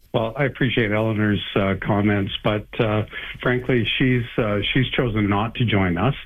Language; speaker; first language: English; native; English